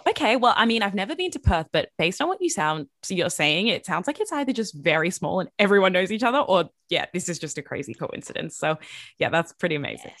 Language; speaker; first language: English; native; English